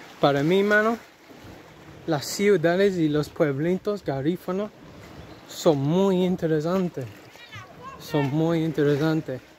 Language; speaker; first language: Spanish; non-native, learner; English